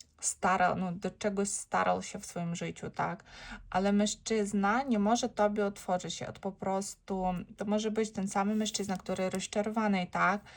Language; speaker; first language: Polish; non-native, learner; Ukrainian